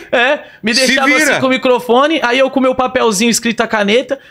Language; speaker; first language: Portuguese; native; Portuguese